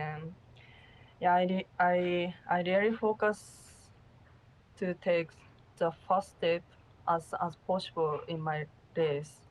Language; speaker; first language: English; non-native, learner; Japanese